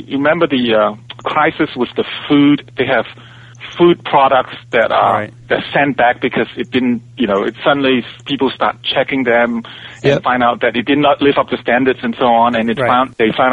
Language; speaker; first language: English; non-native, local second language; Cantonese